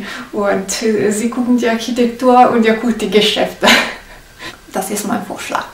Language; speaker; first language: German; non-native, learner; Italian